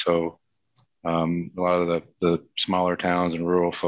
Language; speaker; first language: English; native; English